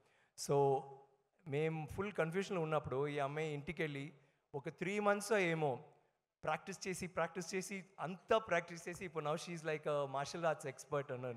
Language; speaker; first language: Telugu; non-native, learner; Tamil